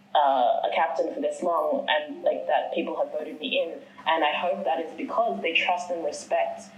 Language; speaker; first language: English; early bilingual, other home language; Chinese